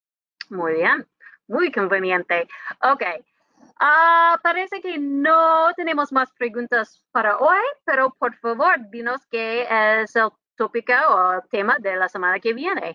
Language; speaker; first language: Spanish; non-native, fluent; English